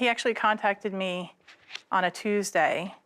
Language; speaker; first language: English; native; English